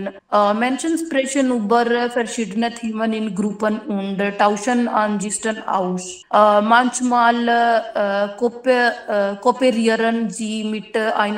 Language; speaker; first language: German; non-native, learner; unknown